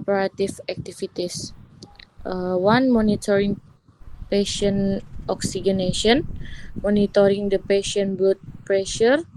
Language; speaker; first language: English; non-native, learner; Indonesian